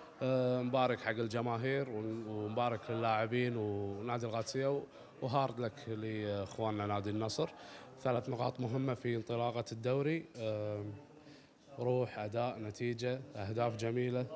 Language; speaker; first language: Arabic; native; Arabic